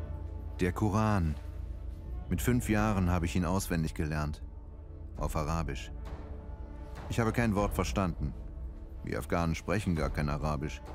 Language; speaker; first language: German; non-native, fluent; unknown